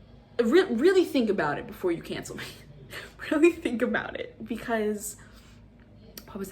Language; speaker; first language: English; native; English